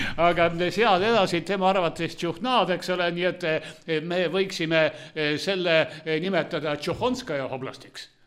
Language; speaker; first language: Estonian; non-native, local second language; Russian